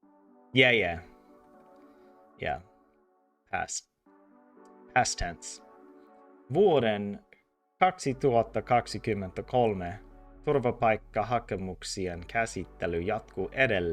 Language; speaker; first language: Finnish; non-native, learner; English